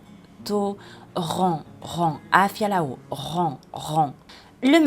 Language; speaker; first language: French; non-native, fluent; Spanish